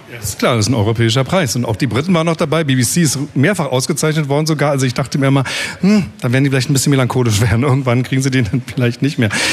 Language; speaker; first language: German; native; German